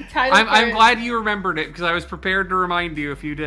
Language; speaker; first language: English; native; English